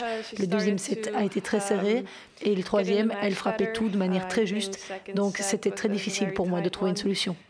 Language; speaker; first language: French; native; French